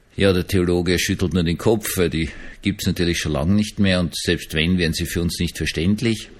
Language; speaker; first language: German; native; German